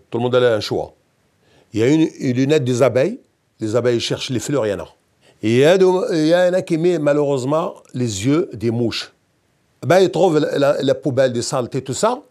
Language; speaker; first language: French; non-native, local second language; Berber languages